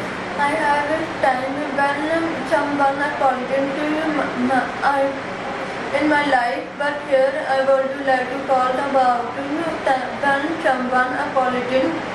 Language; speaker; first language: English; non-native, learner; Punjabi